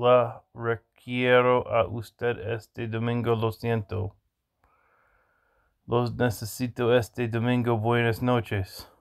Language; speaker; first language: Spanish; non-native, learner; English